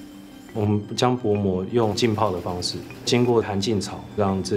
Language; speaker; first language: Chinese; native; Chinese